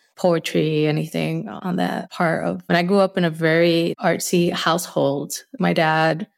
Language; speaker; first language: English; early bilingual, other home language; Spanish